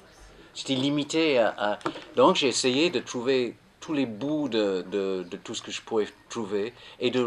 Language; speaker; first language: French; non-native, fluent; English